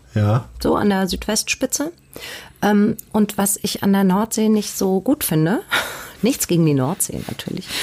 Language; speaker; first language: German; native; German